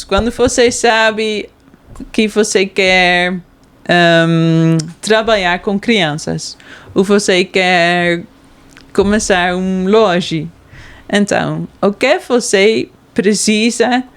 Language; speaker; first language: Portuguese; non-native, fluent; Dutch